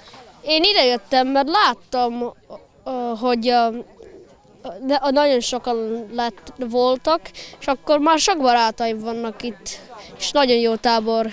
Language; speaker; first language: Hungarian; early bilingual, heritage; English